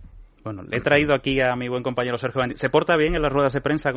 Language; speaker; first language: Spanish; native; Spanish